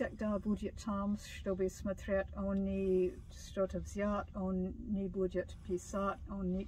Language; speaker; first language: Russian; non-native, learner; English